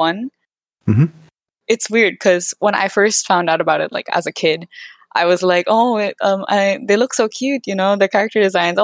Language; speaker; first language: English; non-native, local second language; Cebuano